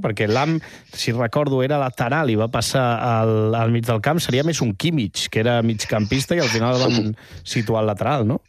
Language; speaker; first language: Catalan; native; Catalan